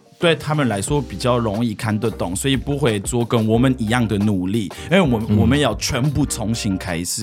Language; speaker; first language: Chinese; non-native, fluent; French